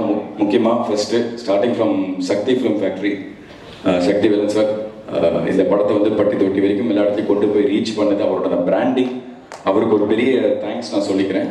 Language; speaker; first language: Tamil; native; Tamil